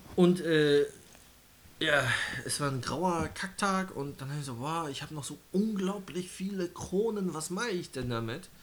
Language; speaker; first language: German; native; German